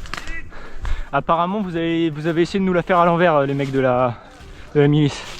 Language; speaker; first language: French; native; French